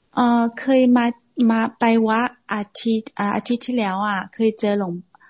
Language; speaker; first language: Thai; non-native, fluent; Chinese